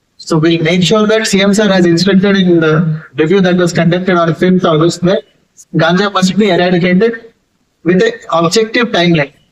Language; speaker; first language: English; non-native, local second language; Telugu